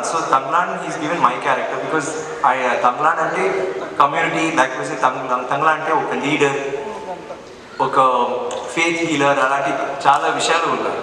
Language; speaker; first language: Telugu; non-native, fluent; Tamil